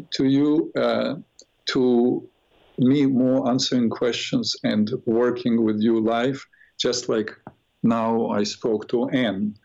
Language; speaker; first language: English; non-native, fluent; Russian